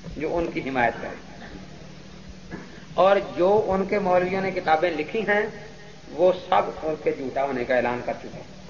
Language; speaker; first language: Urdu; non-native, local second language; Punjabi